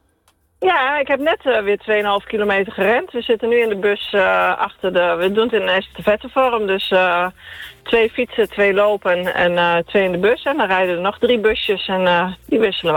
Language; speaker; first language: Dutch; native; Dutch